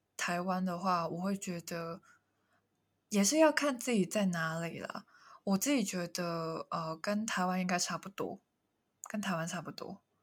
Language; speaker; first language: Chinese; non-native, local second language; Cantonese